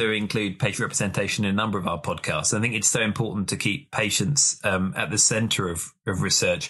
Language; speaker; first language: English; native; English